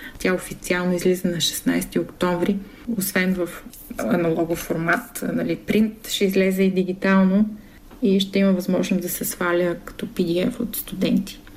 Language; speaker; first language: Bulgarian; native; Bulgarian